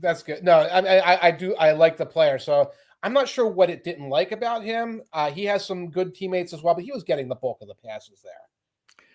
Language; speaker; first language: English; native; English